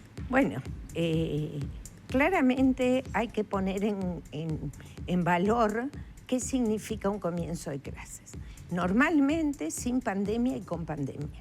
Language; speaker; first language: Spanish; native; Spanish